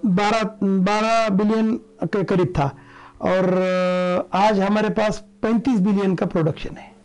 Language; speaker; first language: Hindi; non-native, local second language; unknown